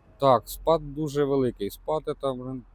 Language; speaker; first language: Ukrainian; non-native, local second language; Russian